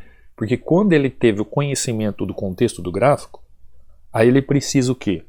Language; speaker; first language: Portuguese; native; Portuguese